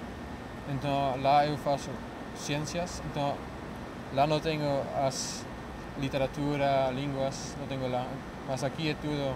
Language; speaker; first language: Portuguese; non-native, learner; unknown